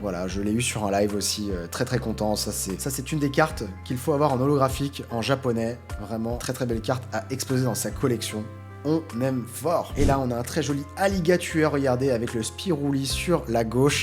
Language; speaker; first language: French; native; French